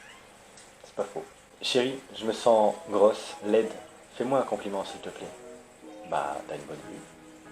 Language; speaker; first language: French; native; French